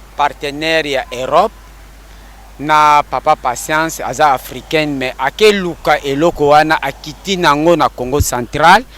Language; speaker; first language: Lingala; non-native, local second language; Kongo